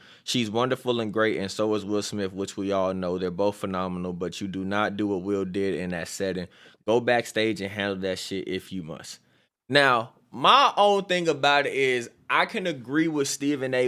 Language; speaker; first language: English; native; English